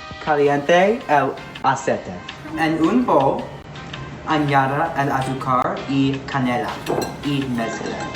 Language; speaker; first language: Spanish; non-native, learner; English